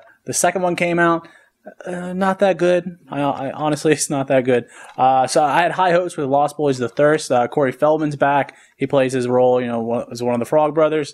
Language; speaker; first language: English; native; English